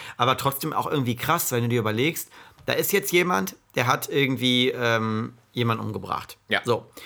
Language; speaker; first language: German; early bilingual, other home language; Italian